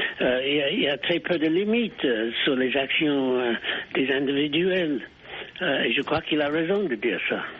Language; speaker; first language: French; non-native, fluent; English